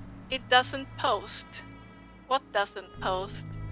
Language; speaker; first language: English; non-native, fluent; Swedish